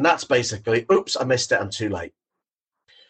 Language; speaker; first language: English; native; English